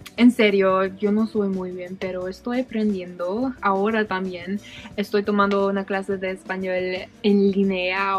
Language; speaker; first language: Spanish; non-native, learner; English